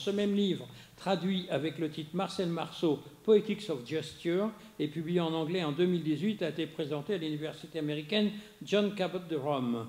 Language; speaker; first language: French; native; French